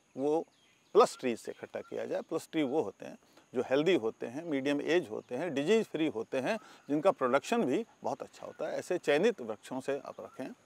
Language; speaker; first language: Hindi; native; Hindi